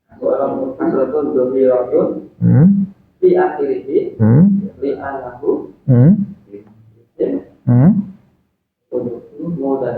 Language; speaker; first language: Arabic; non-native, learner; Indonesian